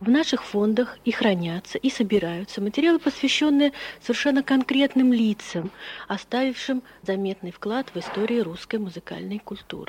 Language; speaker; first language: Russian; native; Russian